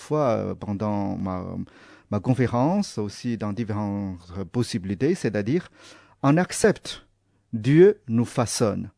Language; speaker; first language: French; non-native, fluent; Chinese